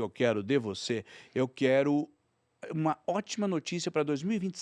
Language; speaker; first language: Portuguese; native; Portuguese